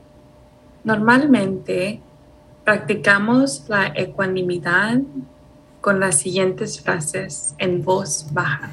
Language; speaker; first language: Spanish; early bilingual, heritage; Spanish